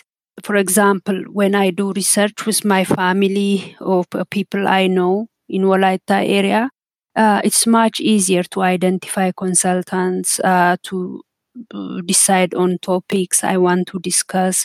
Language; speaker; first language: English; non-native, fluent; Amharic